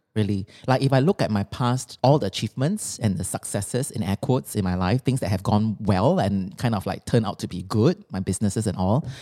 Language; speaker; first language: English; non-native, local second language; Chinese